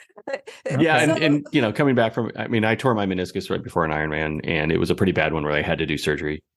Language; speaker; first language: English; native; English